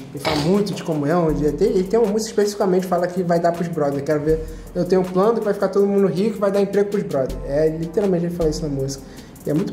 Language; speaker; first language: Portuguese; native; Portuguese